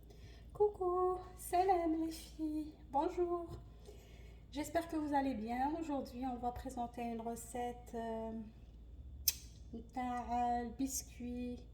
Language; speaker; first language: French; non-native, local second language; Arabic